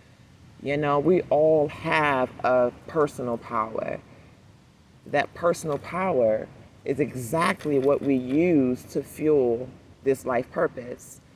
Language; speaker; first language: English; native; English